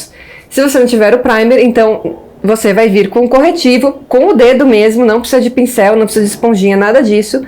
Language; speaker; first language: Portuguese; native; Portuguese